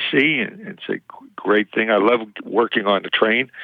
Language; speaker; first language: English; native; English